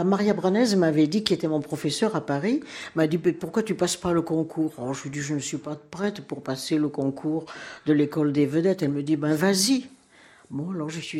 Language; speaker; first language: French; native; French